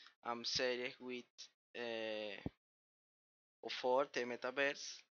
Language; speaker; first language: English; non-native, learner; Spanish